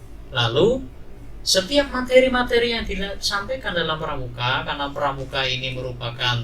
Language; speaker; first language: Indonesian; native; Indonesian